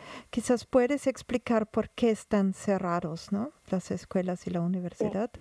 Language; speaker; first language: Spanish; non-native, fluent; German